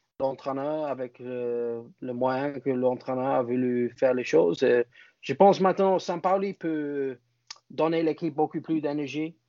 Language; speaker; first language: French; non-native, fluent; English